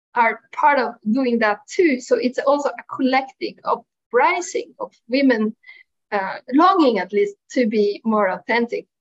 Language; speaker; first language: English; non-native, fluent; Norwegian